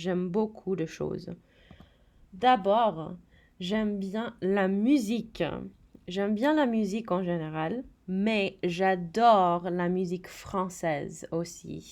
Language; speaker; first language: French; non-native, fluent; English